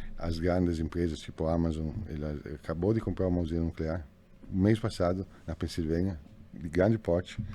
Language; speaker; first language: Portuguese; non-native, fluent; Italian